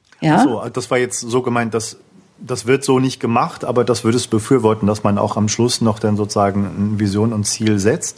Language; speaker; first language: German; native; German